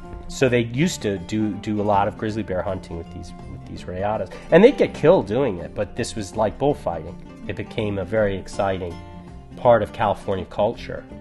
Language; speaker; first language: English; native; English